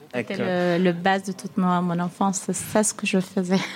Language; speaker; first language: French; non-native, fluent; Arabic